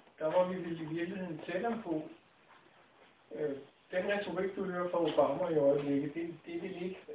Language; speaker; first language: Danish; native; Danish